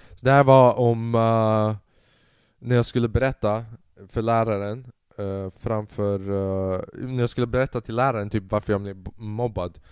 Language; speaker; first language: Swedish; early bilingual, other home language; Albanian